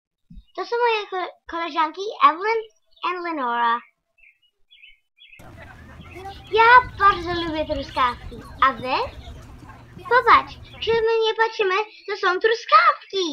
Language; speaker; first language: Polish; early bilingual, heritage; Polish